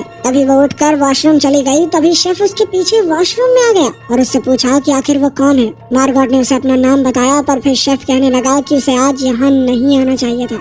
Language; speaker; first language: Hindi; native; Hindi